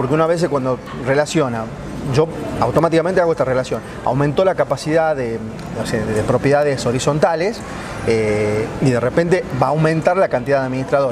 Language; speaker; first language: Spanish; native; Spanish